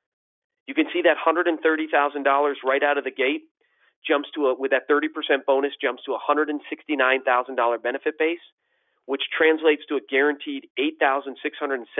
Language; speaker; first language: English; native; English